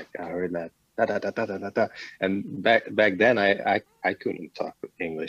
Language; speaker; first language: English; non-native, fluent; Swedish